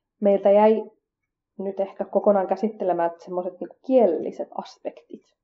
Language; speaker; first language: Finnish; early bilingual, other home language; Kurdish